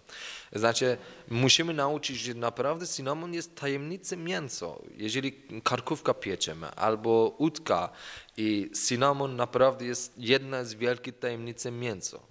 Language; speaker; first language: Polish; non-native, learner; Persian